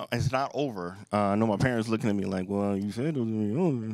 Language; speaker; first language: English; native; English